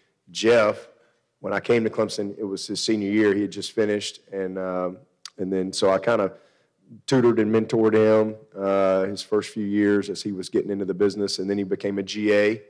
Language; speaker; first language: English; native; English